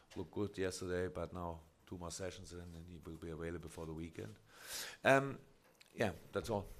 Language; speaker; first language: English; non-native, fluent; German